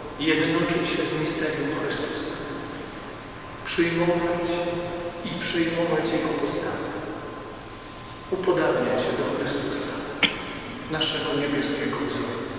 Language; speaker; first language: Polish; native; Polish